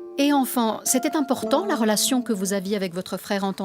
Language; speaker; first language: French; native; French